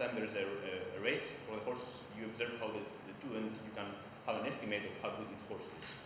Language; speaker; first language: English; non-native, fluent; Greek